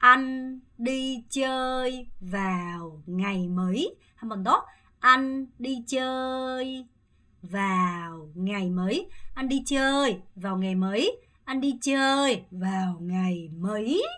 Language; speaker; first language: Vietnamese; non-native, fluent; Korean